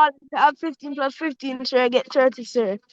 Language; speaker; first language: English; native; English